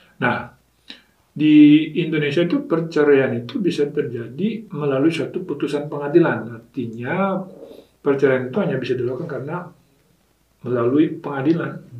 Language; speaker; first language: Indonesian; native; Indonesian